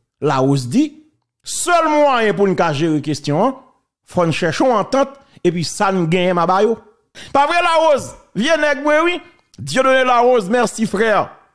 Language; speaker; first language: French; non-native, local second language; Haitian Creole